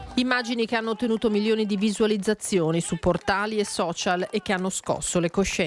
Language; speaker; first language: Italian; native; Italian